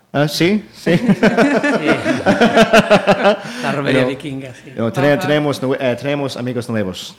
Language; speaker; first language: Spanish; non-native, learner; English